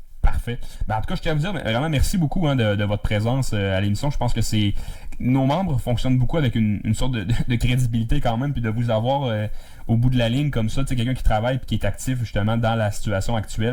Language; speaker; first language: French; native; French